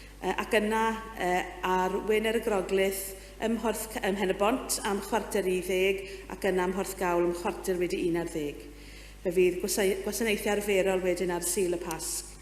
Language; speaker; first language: Welsh; native; Welsh